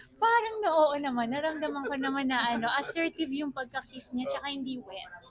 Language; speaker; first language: Filipino; native; Filipino